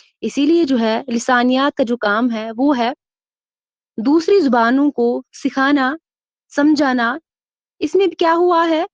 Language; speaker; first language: Urdu; non-native, local second language; Kashmiri